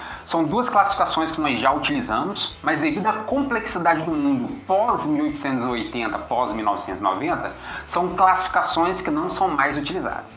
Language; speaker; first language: Portuguese; native; Portuguese